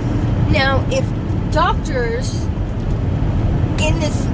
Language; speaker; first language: English; native; English